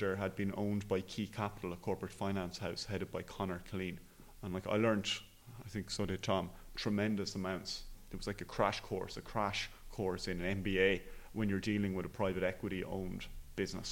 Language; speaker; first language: English; native; English